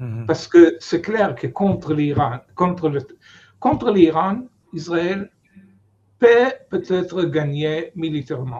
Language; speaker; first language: French; non-native, fluent; Hebrew